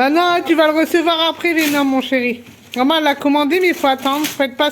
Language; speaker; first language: French; native; French